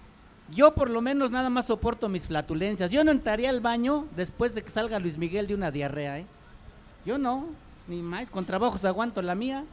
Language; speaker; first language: Spanish; native; Spanish